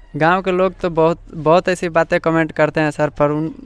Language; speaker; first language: Hindi; native; Hindi